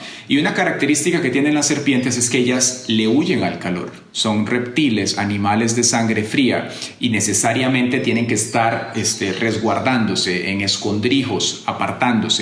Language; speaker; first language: Spanish; native; Spanish